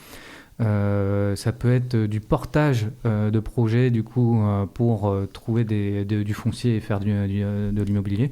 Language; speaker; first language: French; native; French